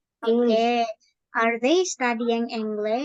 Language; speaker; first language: English; non-native, fluent; Indonesian